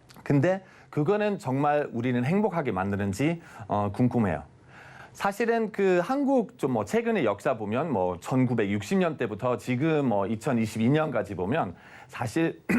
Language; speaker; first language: Korean; non-native, fluent; German